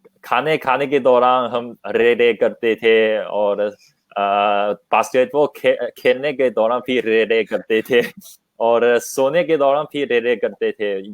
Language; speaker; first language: Hindi; non-native, learner; Chinese